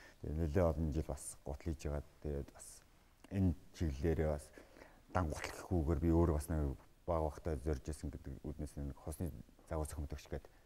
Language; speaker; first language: Mongolian; native; Mongolian